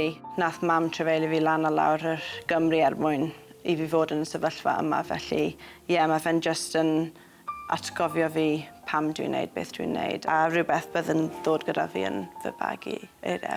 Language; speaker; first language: Welsh; non-native, local second language; English